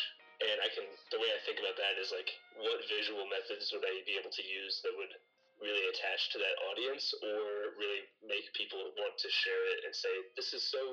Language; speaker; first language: English; native; English